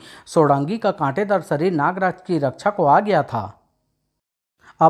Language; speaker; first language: Hindi; native; Hindi